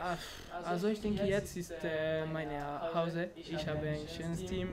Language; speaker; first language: German; non-native, learner; French